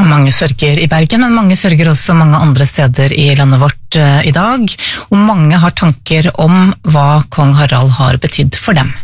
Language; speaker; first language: Norwegian; native; Norwegian